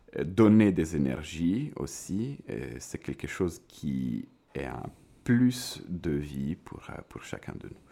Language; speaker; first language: French; native; French